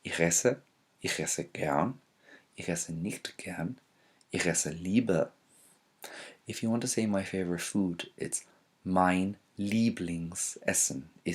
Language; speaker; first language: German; non-native, fluent; English